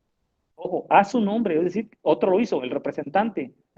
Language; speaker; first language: Spanish; native; Spanish